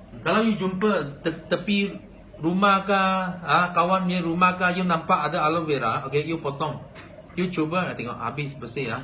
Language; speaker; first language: Malay; non-native, local second language; Chinese